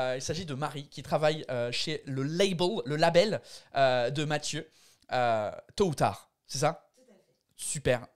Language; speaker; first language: French; non-native, fluent; English